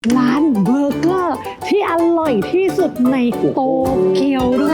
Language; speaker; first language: Thai; native; Thai